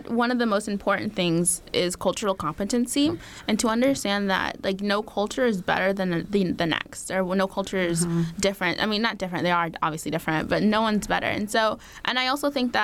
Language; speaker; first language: English; early bilingual, other home language; Arabic